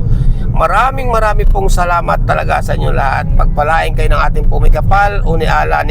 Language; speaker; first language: Filipino; native; Filipino